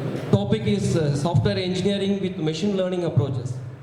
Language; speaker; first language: English; non-native, local second language; Tamil